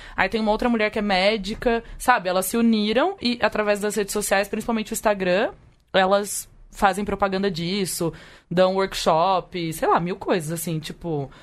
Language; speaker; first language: Portuguese; native; Portuguese